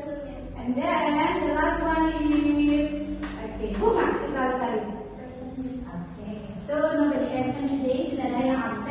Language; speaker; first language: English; non-native, learner; Indonesian